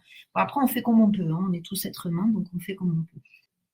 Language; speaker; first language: French; native; French